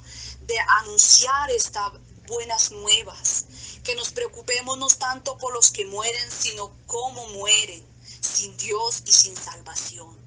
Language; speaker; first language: Spanish; native; Spanish